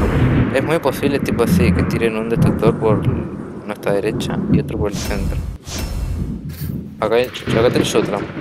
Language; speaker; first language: Spanish; native; Spanish